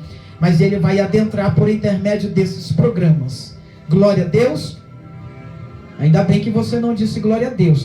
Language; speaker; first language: Portuguese; native; Portuguese